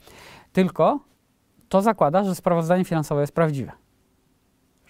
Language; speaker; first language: Polish; native; Polish